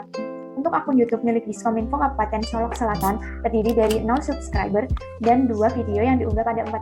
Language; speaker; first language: Indonesian; native; Indonesian